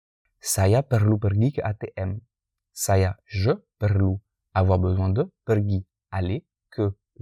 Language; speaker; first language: Indonesian; non-native, fluent; French